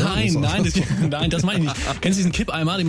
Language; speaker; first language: German; native; German